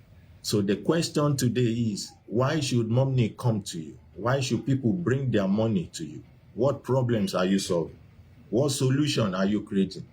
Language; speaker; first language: English; non-native, local second language; Yoruba